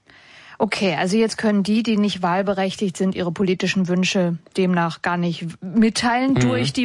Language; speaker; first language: German; native; German